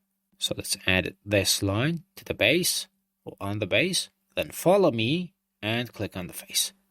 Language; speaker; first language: English; non-native, fluent; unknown